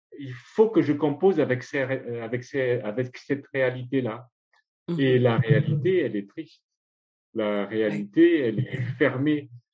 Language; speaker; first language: French; non-native, local second language; Malagasy